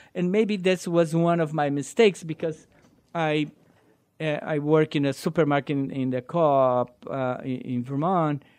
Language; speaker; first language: English; non-native, learner; Portuguese